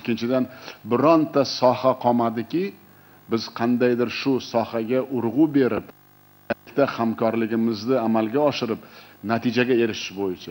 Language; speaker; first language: Uzbek; native; Uzbek